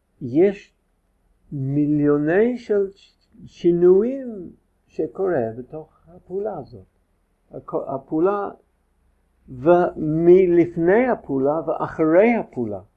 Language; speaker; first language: Hebrew; non-native, fluent; English